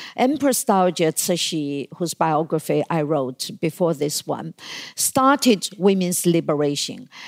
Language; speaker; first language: English; non-native, fluent; Chinese